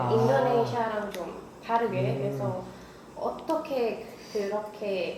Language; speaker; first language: Korean; non-native, fluent; Indonesian